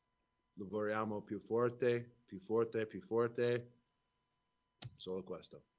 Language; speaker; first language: Italian; non-native, learner; English